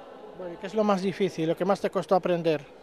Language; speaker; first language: Spanish; native; Spanish